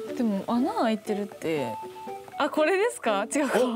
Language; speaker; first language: Japanese; native; Japanese